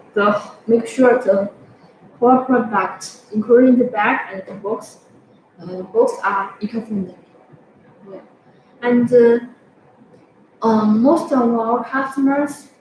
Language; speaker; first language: English; non-native, fluent; Chinese